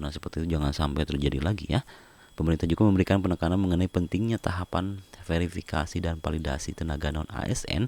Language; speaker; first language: Indonesian; native; Indonesian